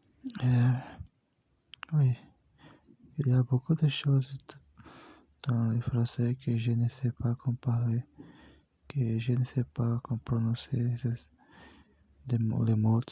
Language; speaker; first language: French; non-native, learner; Portuguese